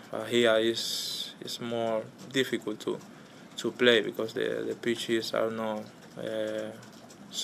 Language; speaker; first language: English; non-native, learner; Spanish